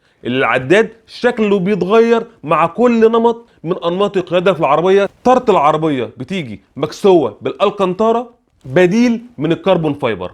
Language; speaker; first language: Arabic; native; Arabic